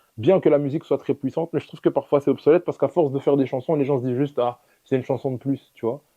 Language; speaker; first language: French; early bilingual, other home language; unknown